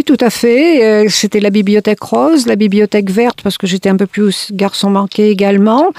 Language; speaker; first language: French; native; French